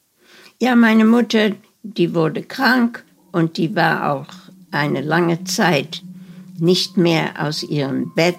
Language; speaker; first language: German; early bilingual, heritage; German